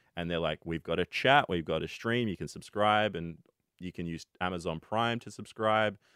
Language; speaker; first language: English; native; English